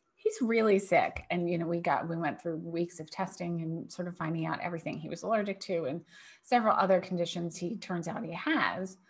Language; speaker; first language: English; native; English